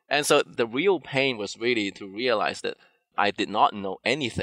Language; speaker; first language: English; non-native, fluent; Cantonese